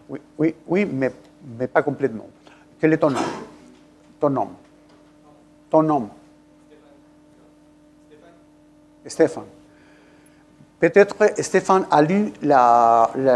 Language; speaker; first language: French; non-native, fluent; Spanish